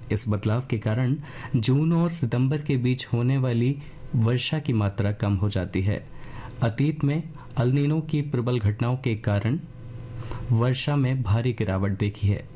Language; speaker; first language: Hindi; native; Hindi